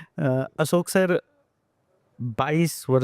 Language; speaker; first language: Hindi; native; Hindi